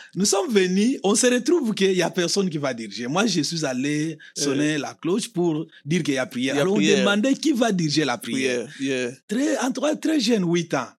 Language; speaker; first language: French; non-native, local second language; Lingala